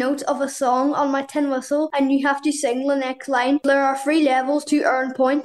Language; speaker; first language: English; native; English